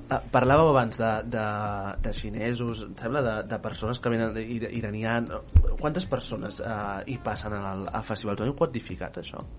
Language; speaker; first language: Catalan; native; Catalan